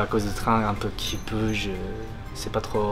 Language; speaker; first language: French; non-native, fluent; Japanese